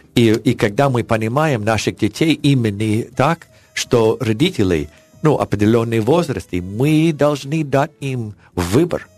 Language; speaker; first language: Russian; non-native, learner; English